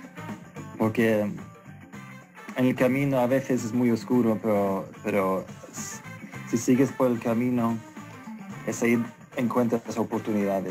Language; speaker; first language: Spanish; non-native, fluent; Swedish